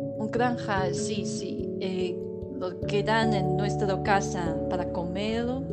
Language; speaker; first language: Spanish; non-native, learner; Chinese